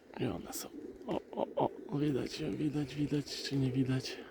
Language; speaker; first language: Polish; native; Polish